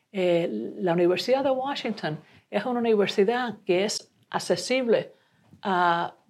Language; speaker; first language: Spanish; early bilingual, heritage; Spanish